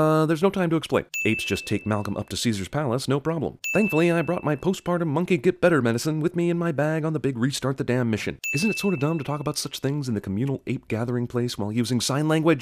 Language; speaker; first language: English; native; English